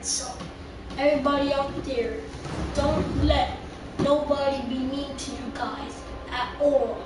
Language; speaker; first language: English; native; English